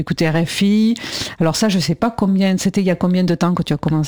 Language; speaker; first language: French; native; French